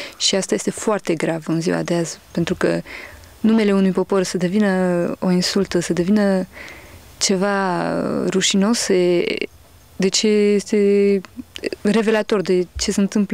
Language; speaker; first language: Romanian; early bilingual, heritage; Romanian